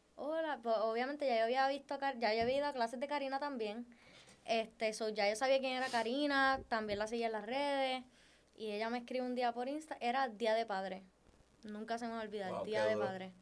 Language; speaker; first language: Spanish; native; Spanish